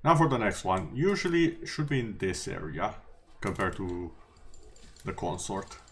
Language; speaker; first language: English; non-native, fluent; Romanian